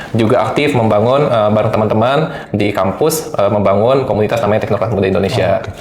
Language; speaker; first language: Indonesian; native; Indonesian